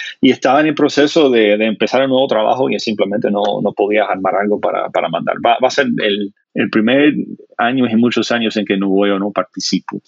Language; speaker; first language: Spanish; non-native, fluent; English